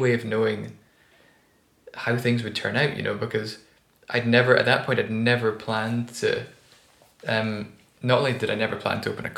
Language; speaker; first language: English; native; English